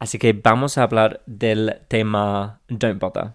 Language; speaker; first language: Spanish; non-native, fluent; English